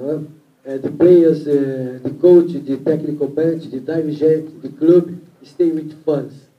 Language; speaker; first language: English; non-native, learner; Portuguese